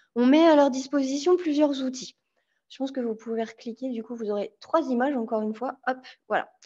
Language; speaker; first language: French; native; French